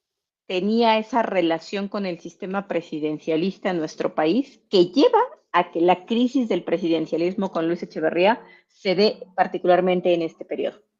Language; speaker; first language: Spanish; native; Spanish